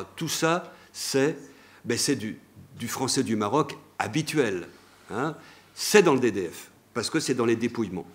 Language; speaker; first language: French; native; French